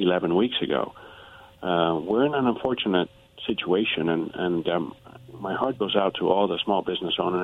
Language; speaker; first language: English; early bilingual, other home language; Spanish